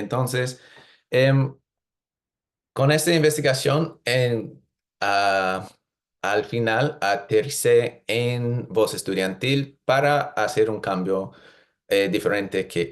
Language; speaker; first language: Spanish; non-native, fluent; English